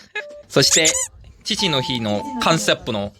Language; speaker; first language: Japanese; non-native, fluent; Korean